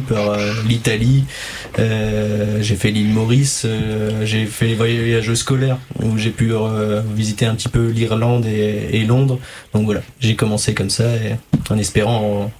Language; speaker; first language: French; native; French